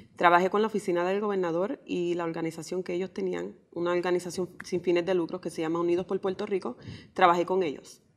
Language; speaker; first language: Spanish; early bilingual, heritage; Spanish